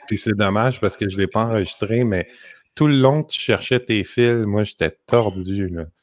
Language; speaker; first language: French; native; French